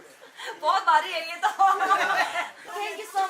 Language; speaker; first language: Hindi; non-native, local second language; Tibetan